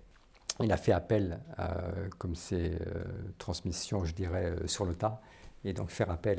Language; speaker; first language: French; native; French